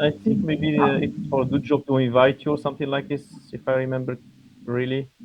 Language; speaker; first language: English; non-native, fluent; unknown